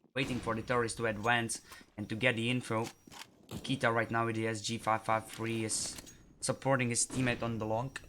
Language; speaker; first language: English; non-native, fluent; Czech